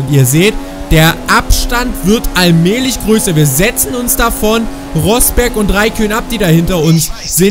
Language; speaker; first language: German; native; German